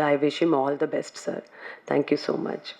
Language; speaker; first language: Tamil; non-native, fluent; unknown